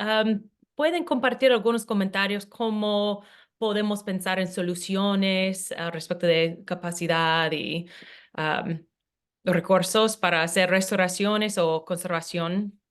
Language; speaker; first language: Spanish; non-native, fluent; English